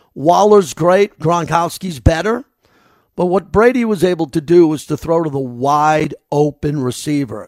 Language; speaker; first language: English; native; English